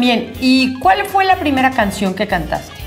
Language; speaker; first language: Spanish; native; Spanish